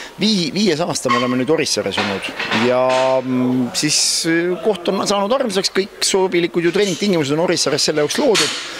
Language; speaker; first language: Estonian; native; Estonian